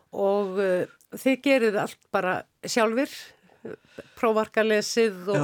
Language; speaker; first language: Icelandic; native; Icelandic